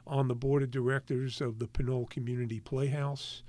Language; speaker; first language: English; native; English